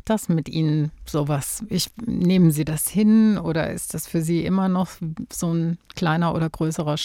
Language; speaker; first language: German; native; German